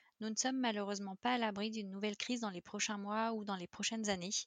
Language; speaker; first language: French; native; French